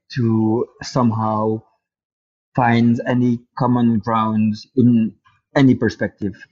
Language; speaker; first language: English; non-native, fluent; Dutch